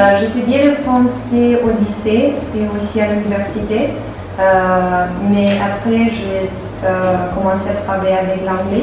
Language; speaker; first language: French; non-native, learner; Romanian